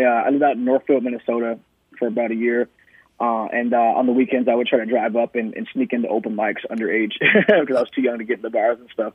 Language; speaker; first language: English; native; English